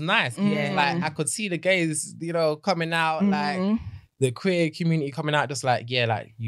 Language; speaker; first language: English; native; English